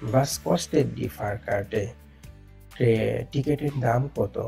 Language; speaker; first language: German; non-native, fluent; Bangla